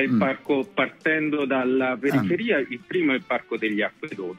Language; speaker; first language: Italian; native; Italian